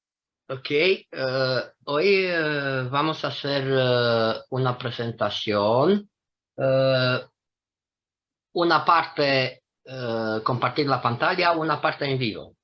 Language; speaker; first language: Spanish; non-native, fluent; Romanian